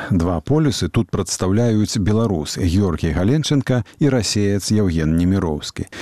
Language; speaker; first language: Belarusian; native; Belarusian